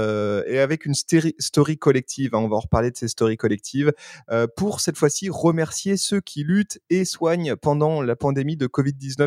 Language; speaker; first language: French; native; French